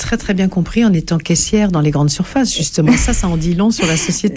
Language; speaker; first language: French; native; French